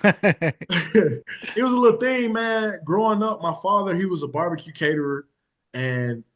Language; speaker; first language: English; native; English